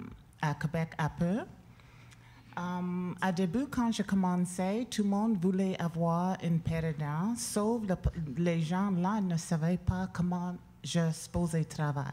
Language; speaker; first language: French; non-native, learner; English